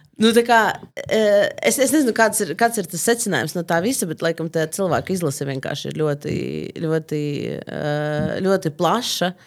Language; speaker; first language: Latvian; non-native, local second language; Russian